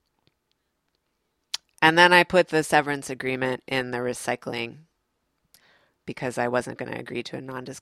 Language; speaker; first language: English; native; English